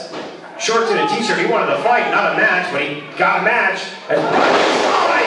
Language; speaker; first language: English; native; English